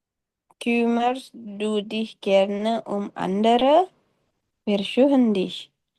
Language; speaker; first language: German; non-native, learner; Indonesian